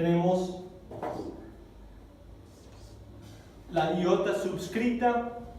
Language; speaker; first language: Spanish; non-native, fluent; English